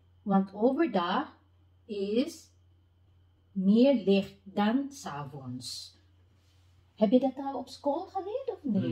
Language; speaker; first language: Dutch; non-native, learner; Filipino